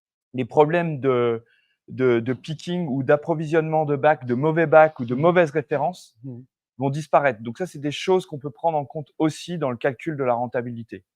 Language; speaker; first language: French; native; French